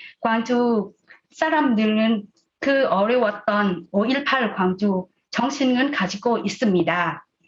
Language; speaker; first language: Korean; non-native, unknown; Thai